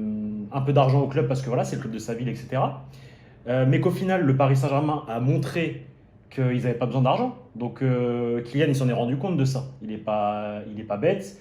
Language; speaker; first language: French; native; French